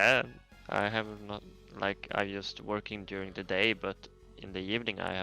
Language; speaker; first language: English; non-native, fluent; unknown